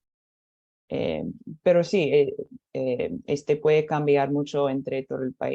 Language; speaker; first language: Spanish; non-native, learner; English